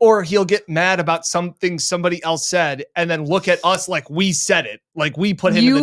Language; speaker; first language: English; native; English